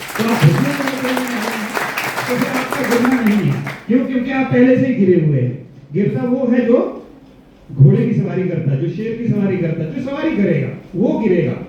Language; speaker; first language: Hindi; non-native, local second language; Gujarati